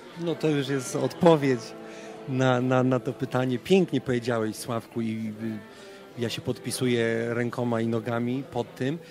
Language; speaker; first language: Polish; native; Polish